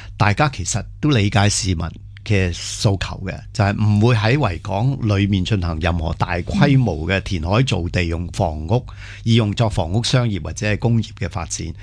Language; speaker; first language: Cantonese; native; Cantonese